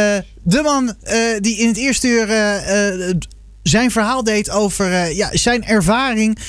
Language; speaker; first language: Dutch; native; Dutch